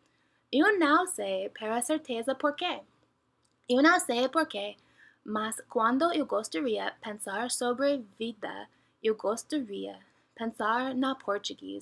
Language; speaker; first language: Portuguese; non-native, learner; English